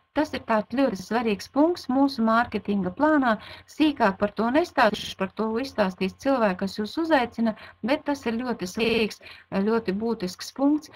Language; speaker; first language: Latvian; non-native, local second language; Russian